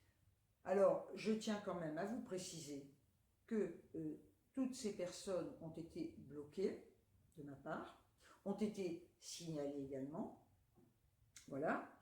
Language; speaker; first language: French; native; French